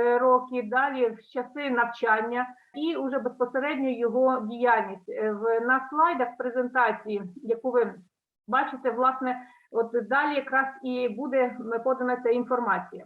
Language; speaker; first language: Ukrainian; native; Ukrainian